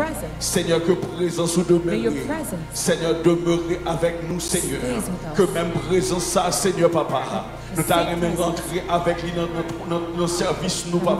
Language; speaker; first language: French; non-native, local second language; Haitian Creole